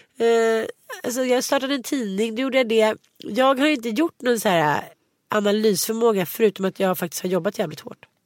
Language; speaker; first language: Swedish; native; Swedish